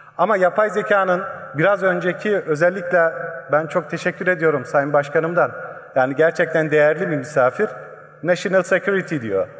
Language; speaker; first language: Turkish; early bilingual, heritage; Turkish